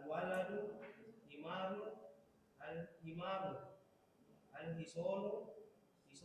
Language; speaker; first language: Arabic; non-native, learner; Indonesian